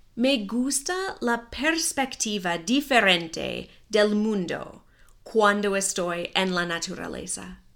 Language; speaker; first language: Spanish; non-native, fluent; English